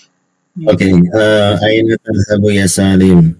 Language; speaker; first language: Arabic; non-native, learner; Indonesian